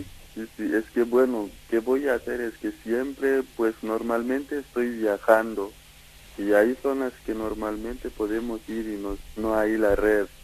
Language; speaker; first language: Spanish; non-native, fluent; Kikuyu